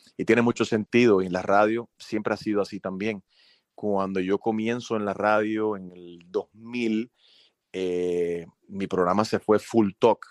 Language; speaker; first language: Spanish; early bilingual, heritage; Spanish